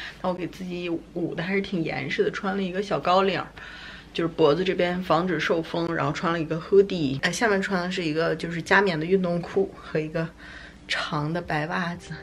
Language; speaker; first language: Chinese; native; Chinese